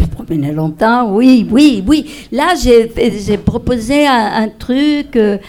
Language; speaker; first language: French; non-native, fluent; Spanish